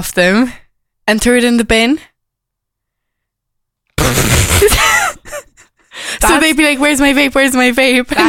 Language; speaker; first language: English; native; English